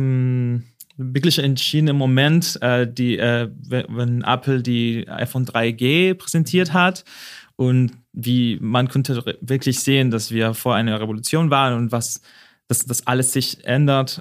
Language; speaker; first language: German; non-native, fluent; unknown